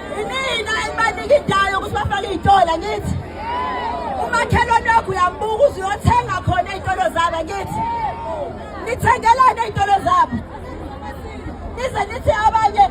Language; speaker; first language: Zulu; native; Zulu